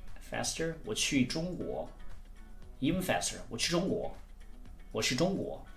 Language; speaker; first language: Chinese; non-native, fluent; English